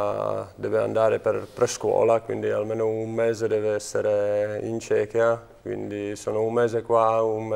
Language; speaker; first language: Italian; non-native, fluent; Czech